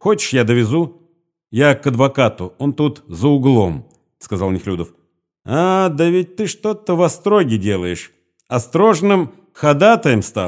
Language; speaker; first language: Russian; native; Russian